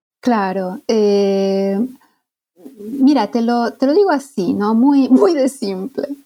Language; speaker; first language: Spanish; non-native, fluent; Italian